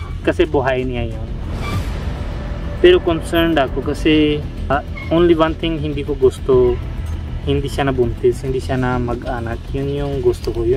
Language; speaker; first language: Filipino; non-native, learner; Punjabi